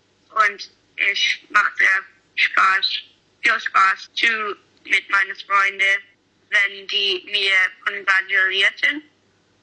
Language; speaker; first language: German; non-native, learner; English